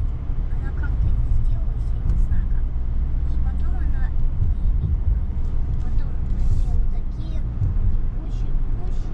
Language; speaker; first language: Russian; early bilingual, heritage; Russian